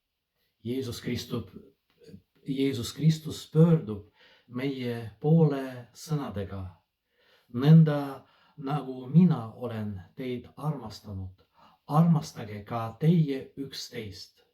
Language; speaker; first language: Estonian; non-native, fluent; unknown